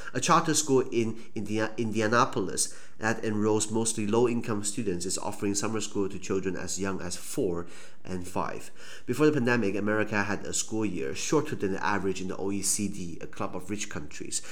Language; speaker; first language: English; non-native, fluent; Chinese